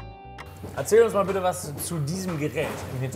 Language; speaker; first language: German; native; German